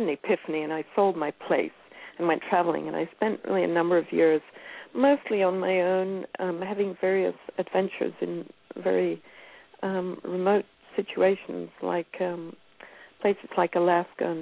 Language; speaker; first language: English; native; English